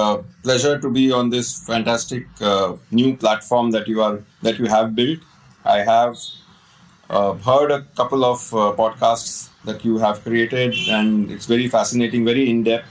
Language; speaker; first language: English; non-native, local second language; Hindi